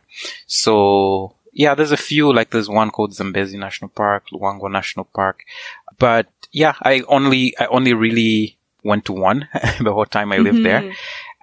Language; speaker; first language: English; non-native, local second language; Nyanja